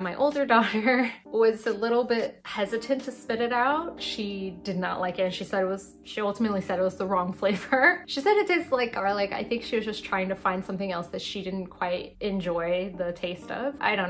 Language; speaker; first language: English; early bilingual, other home language; Cantonese